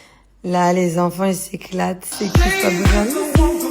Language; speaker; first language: French; native; French